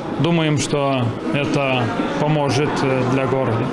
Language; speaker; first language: Russian; non-native, fluent; Lithuanian